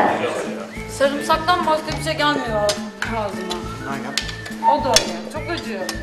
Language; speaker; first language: Turkish; native; Turkish